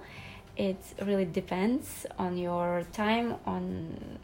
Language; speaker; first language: English; non-native, fluent; Russian